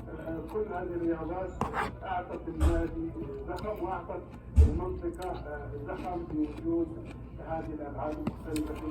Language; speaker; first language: Arabic; native; Arabic